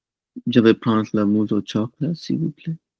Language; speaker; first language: French; non-native, learner; Punjabi